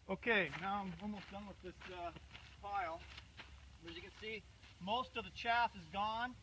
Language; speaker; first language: English; native; English